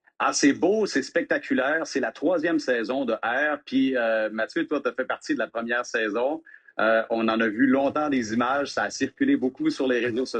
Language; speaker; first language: French; native; French